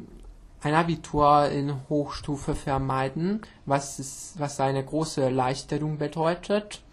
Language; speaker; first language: German; non-native, fluent; Hungarian